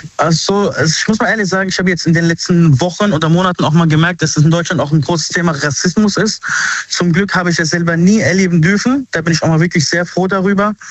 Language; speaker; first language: German; early bilingual, other home language; Arabic